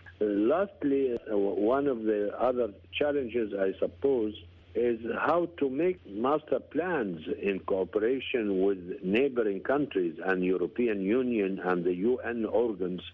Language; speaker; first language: English; non-native, fluent; Arabic